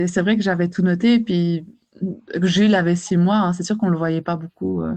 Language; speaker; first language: French; native; French